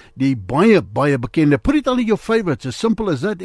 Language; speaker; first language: English; non-native, local second language; Afrikaans